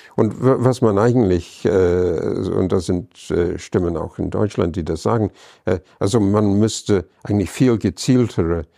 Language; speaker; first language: German; non-native, fluent; English